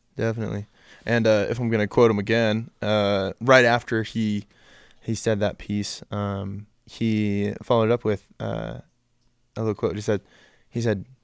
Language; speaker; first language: English; native; English